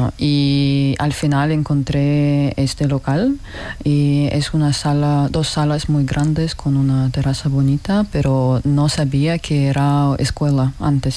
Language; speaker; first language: Spanish; non-native, fluent; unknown